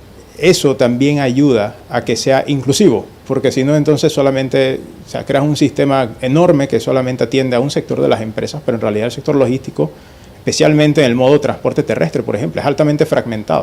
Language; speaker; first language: Spanish; native; Spanish